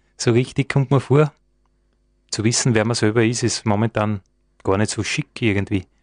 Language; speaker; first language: German; native; German